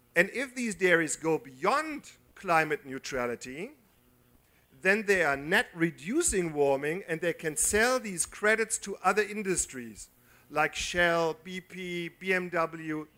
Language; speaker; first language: English; non-native, fluent; German